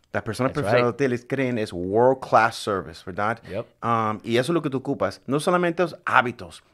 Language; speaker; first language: Spanish; native; Spanish